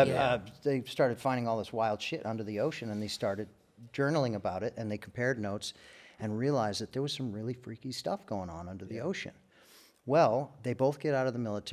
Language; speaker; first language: English; native; English